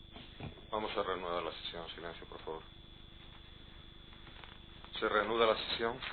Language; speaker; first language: Spanish; native; Spanish